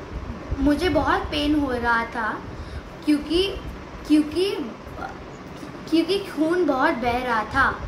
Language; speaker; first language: Hindi; native; Hindi